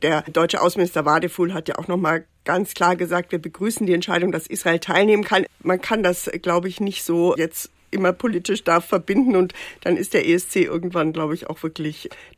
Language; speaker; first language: German; native; German